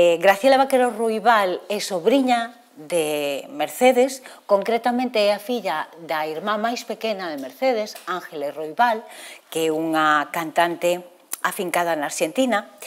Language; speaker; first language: Galician; non-native, local second language; Spanish